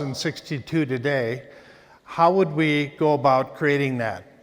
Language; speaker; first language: English; native; English